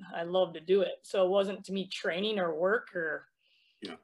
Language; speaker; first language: English; native; English